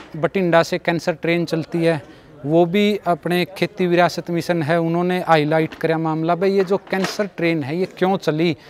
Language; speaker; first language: Hindi; native; Hindi